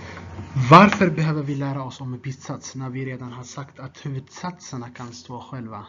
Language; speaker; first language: Swedish; non-native, fluent; Tigrinya